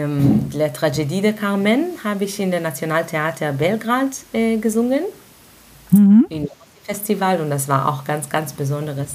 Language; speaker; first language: German; non-native, fluent; Hebrew